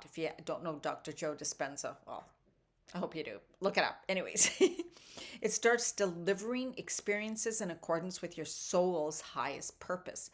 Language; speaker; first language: English; native; English